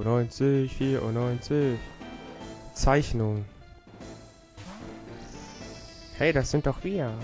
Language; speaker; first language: German; native; German